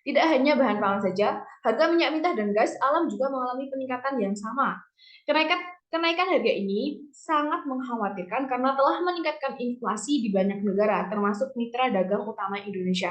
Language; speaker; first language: Indonesian; native; Indonesian